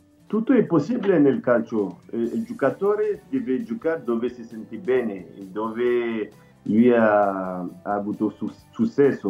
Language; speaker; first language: Italian; non-native, learner; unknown